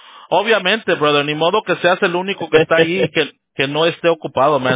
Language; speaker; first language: Spanish; early bilingual, heritage; Spanish